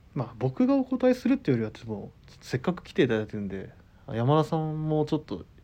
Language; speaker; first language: Japanese; native; Japanese